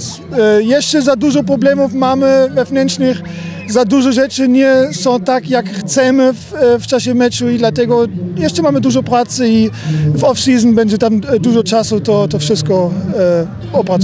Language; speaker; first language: Polish; non-native, fluent; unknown